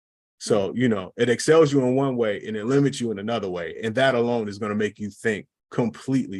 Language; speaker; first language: English; native; English